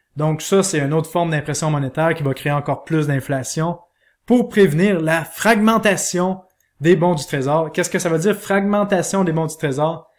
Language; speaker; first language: French; native; French